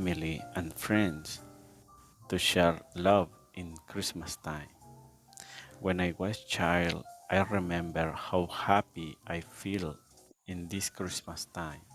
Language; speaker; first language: English; non-native, learner; Spanish